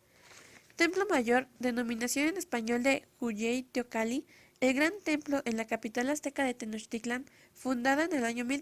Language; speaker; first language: Spanish; native; Spanish